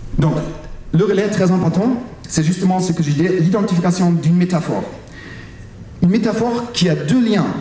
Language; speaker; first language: French; non-native, fluent; German